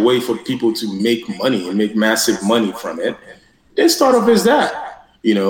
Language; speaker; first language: English; non-native, local second language; Yoruba